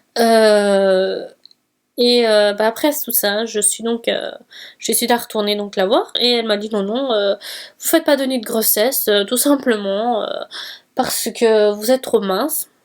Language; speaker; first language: French; early bilingual, other home language; Portuguese